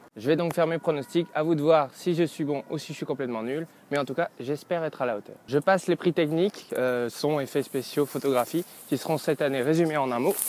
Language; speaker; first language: French; native; French